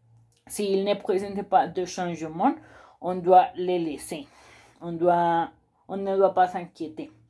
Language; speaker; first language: French; non-native, learner; Spanish